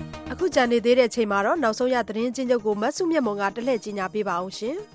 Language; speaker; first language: Burmese; native; Burmese